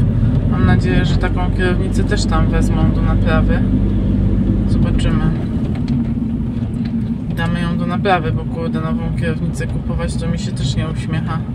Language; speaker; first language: Polish; native; Polish